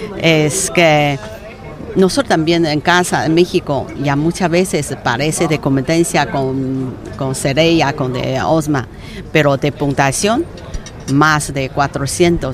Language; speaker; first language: Spanish; non-native, learner; Chinese